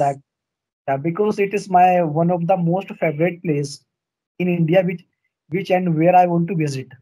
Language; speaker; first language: English; non-native, learner; Hindi